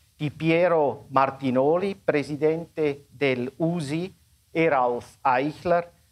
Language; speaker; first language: Italian; non-native, local second language; German